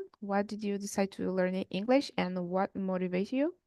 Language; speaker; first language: English; non-native, learner; Portuguese